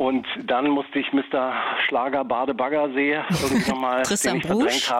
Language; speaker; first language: German; native; German